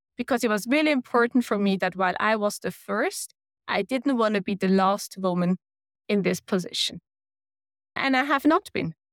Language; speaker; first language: English; non-native, fluent; German